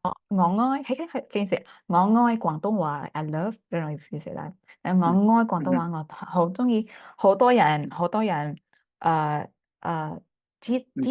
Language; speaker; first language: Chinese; non-native, learner; English